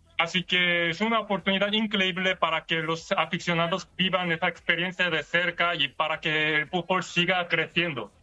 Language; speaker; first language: Spanish; non-native, fluent; Korean